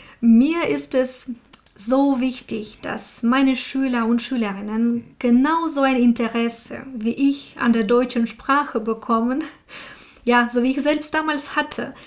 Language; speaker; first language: German; non-native, fluent; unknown